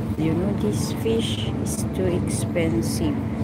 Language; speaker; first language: English; non-native, local second language; Filipino